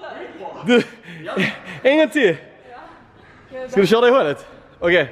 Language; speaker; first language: Swedish; native; Swedish